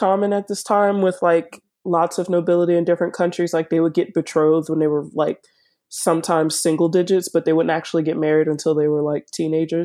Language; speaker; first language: English; native; English